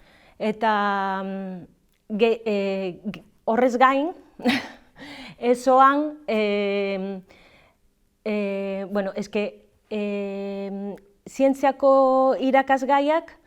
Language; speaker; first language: Basque; non-native, learner; Galician